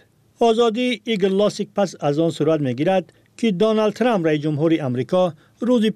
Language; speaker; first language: Persian; native; Persian